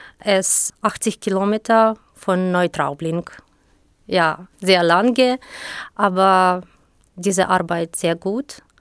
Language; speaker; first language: German; non-native, learner; Ukrainian